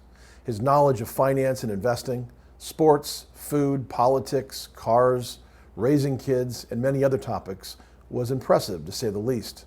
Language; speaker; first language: English; native; English